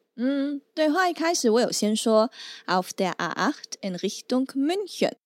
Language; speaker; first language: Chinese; native; Chinese